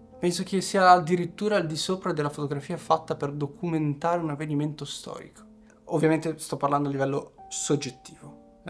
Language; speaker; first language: Italian; early bilingual, other home language; Portuguese